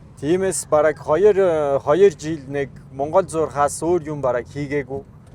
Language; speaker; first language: Mongolian; non-native, fluent; French